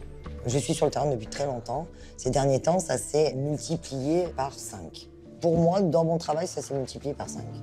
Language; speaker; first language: French; native; French